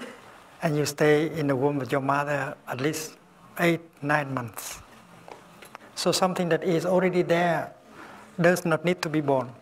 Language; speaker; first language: English; non-native, fluent; Vietnamese